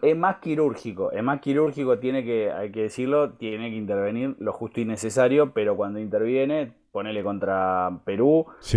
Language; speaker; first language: Spanish; native; Spanish